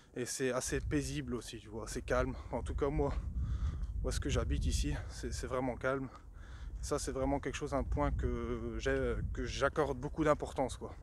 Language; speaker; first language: French; native; French